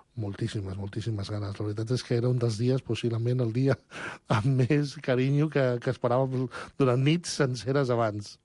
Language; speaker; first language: Catalan; early bilingual, other home language; Spanish